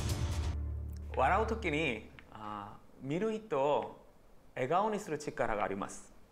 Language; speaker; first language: Japanese; non-native, learner; Korean